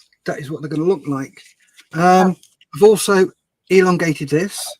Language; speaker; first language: English; native; English